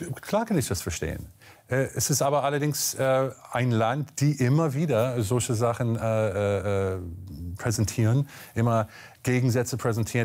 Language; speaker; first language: German; non-native, fluent; English